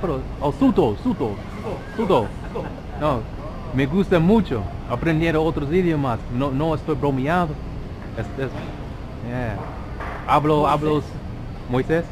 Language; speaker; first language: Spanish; non-native, learner; English